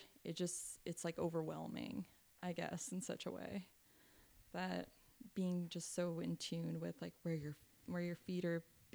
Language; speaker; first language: English; native; English